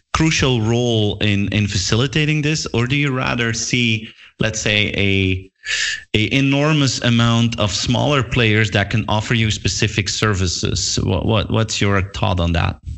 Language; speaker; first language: English; non-native, fluent; Dutch